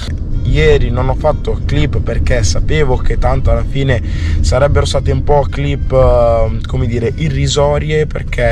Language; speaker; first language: Italian; early bilingual, other home language; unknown